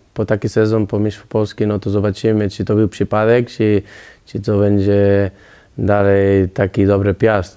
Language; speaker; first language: Polish; non-native, learner; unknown